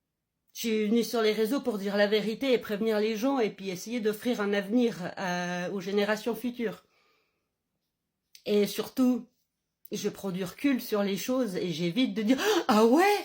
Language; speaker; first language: French; native; French